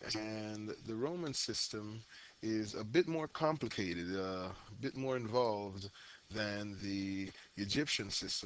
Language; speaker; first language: English; native; English